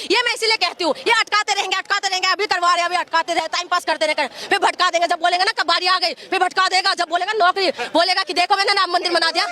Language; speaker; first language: Hindi; non-native, local second language; Assamese